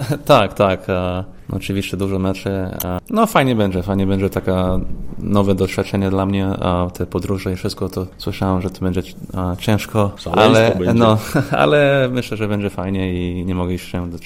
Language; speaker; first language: Polish; early bilingual, heritage; Polish